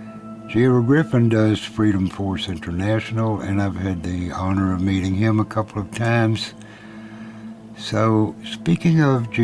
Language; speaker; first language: English; native; English